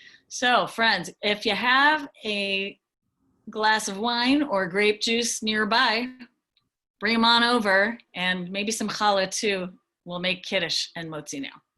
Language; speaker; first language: English; native; English